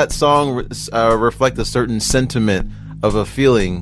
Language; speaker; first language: English; native; English